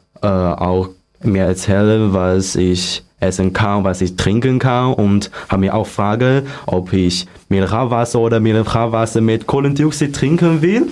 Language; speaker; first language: German; non-native, learner; Chinese